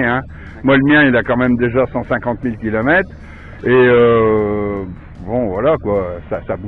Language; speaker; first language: French; native; French